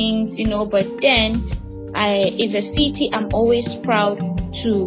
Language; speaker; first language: English; non-native, local second language; Hausa